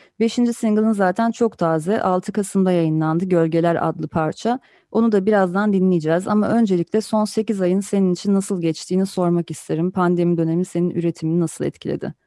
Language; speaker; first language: Turkish; native; Turkish